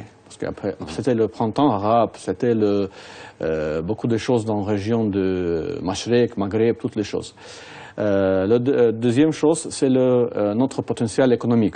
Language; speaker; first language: French; non-native, fluent; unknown